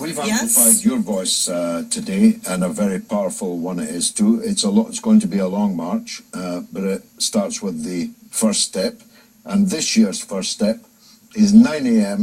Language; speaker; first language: English; native; English